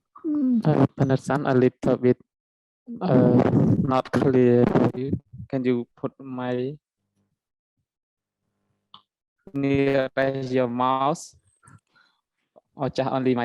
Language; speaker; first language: English; non-native, learner; Khmer